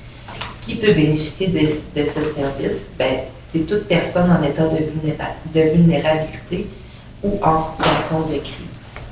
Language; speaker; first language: French; native; French